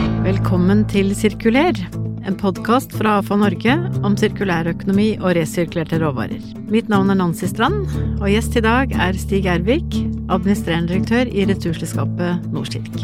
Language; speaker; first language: Norwegian; native; Norwegian